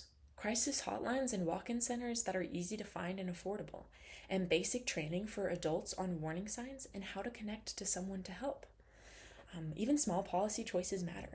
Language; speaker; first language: English; native; English